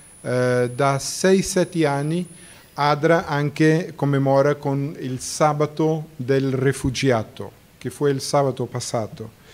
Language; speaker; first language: Italian; non-native, fluent; Portuguese